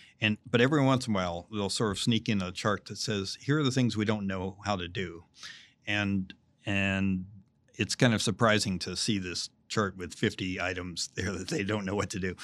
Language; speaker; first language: English; native; English